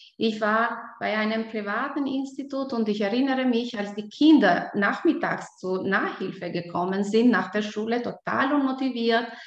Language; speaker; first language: German; non-native, fluent; Albanian